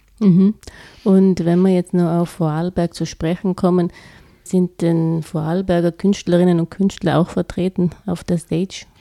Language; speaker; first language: German; native; German